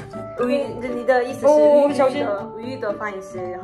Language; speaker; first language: Chinese; non-native, fluent; Korean